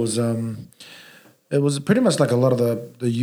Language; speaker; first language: English; native; English